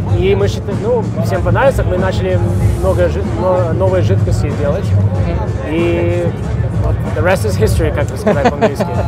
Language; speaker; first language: Russian; early bilingual, heritage; Russian